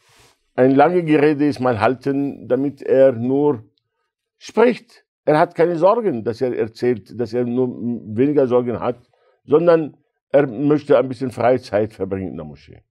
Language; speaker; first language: German; non-native, fluent; Arabic